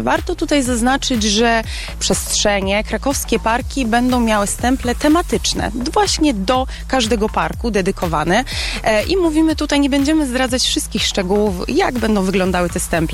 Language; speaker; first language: Polish; native; Polish